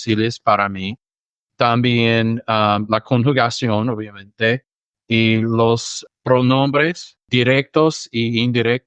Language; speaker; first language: Spanish; non-native, fluent; English